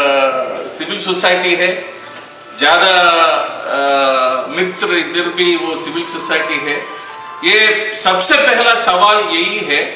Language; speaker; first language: Hindi; non-native, local second language; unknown